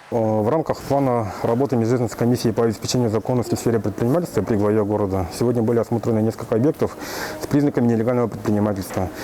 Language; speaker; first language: Russian; native; Russian